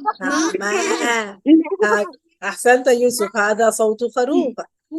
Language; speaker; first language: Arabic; non-native, fluent; Urdu